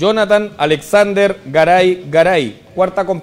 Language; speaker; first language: Spanish; native; Spanish